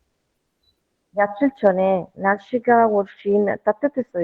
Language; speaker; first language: Korean; non-native, learner; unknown